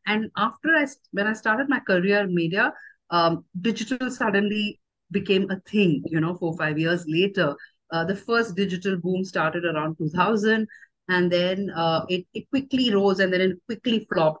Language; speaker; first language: English; non-native, local second language; Tamil